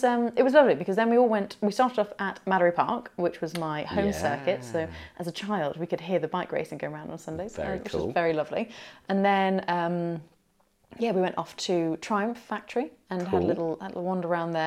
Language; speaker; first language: English; native; English